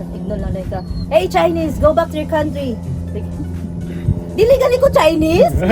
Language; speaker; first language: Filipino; non-native, local second language; Cebuano